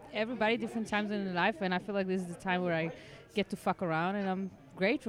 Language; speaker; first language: English; non-native, fluent; Hebrew